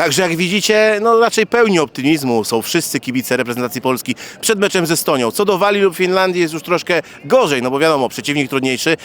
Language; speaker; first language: Polish; native; Polish